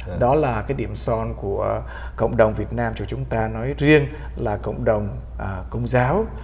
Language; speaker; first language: Vietnamese; early bilingual, heritage; Vietnamese